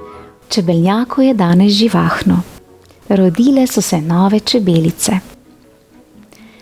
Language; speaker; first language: Slovenian; native; Slovenian